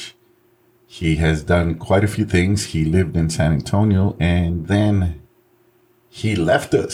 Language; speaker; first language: English; native; English